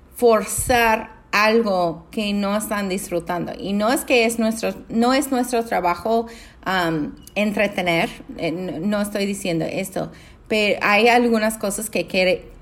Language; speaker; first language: Spanish; non-native, fluent; English